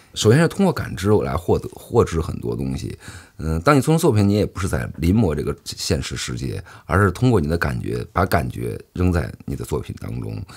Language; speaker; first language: Chinese; native; Chinese